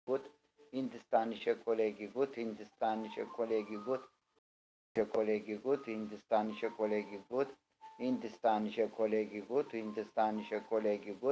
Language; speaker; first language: German; non-native, learner; Turkish